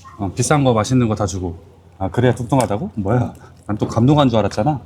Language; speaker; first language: Korean; native; Korean